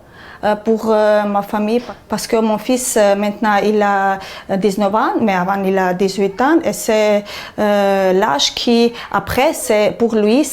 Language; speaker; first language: French; non-native, learner; Armenian